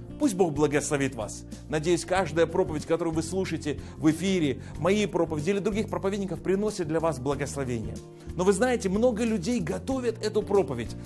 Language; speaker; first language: Russian; native; Russian